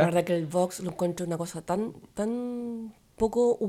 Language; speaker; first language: Spanish; native; Spanish